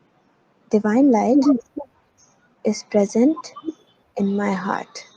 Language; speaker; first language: Hindi; native; Hindi